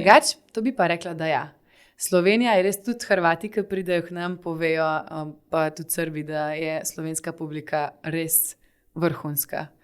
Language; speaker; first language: Slovenian; native; Slovenian